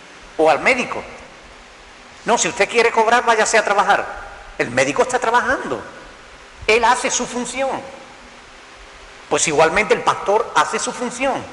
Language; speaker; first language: Spanish; native; Spanish